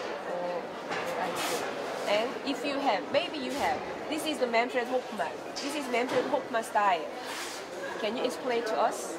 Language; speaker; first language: English; non-native, learner; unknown